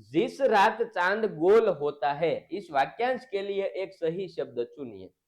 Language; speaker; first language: Hindi; non-native, local second language; Gujarati